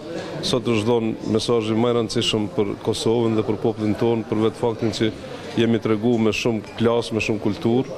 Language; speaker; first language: Albanian; native; Albanian